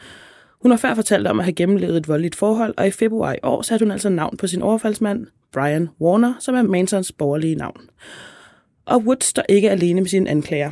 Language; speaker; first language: Danish; native; Danish